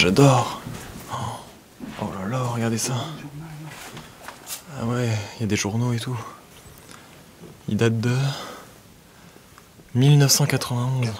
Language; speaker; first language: French; native; French